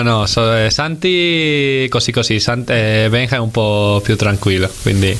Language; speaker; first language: Italian; non-native, learner; Spanish